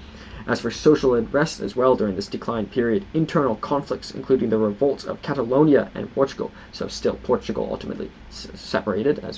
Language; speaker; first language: English; native; English